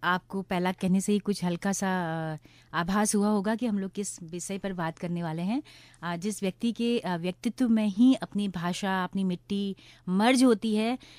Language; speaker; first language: Hindi; native; Hindi